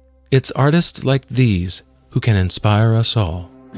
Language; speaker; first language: English; native; English